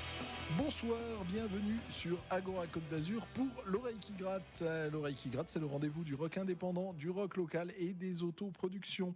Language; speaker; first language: French; native; French